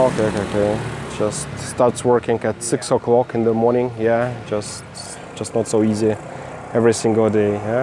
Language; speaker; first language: English; non-native, fluent; Russian